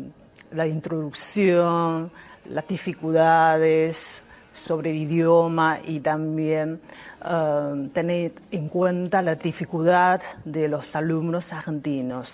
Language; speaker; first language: Spanish; non-native, learner; Chinese